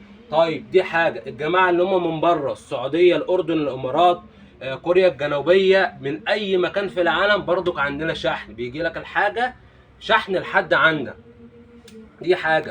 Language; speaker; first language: Arabic; native; Arabic